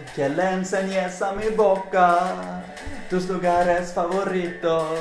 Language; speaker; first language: Spanish; non-native, learner; Swedish